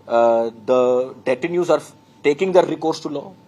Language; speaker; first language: English; non-native, local second language; Punjabi